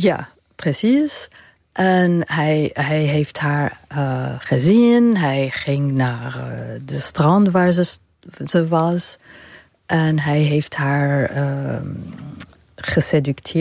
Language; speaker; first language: Dutch; non-native, fluent; Arabic